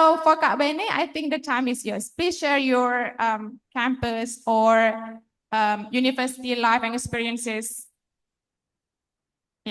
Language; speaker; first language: English; non-native, fluent; Indonesian